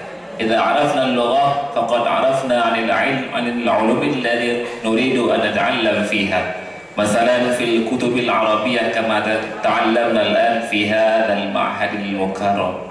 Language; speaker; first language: Arabic; non-native, fluent; Indonesian